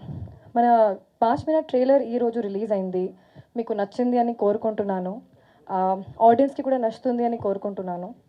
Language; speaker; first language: Telugu; non-native, fluent; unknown